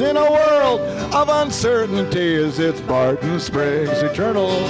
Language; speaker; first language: English; native; English